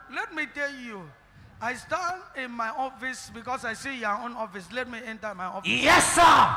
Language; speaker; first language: English; non-native, local second language; Ibibio